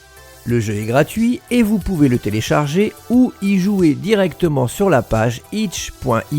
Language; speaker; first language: French; native; French